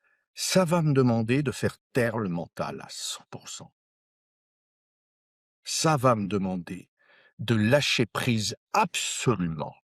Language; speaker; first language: French; native; French